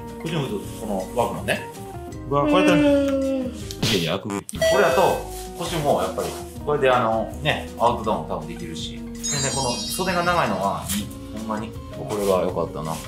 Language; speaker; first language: Japanese; native; Japanese